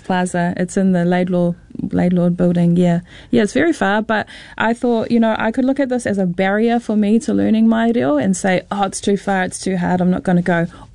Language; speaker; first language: English; non-native, local second language; Māori